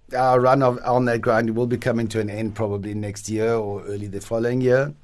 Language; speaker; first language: English; native; English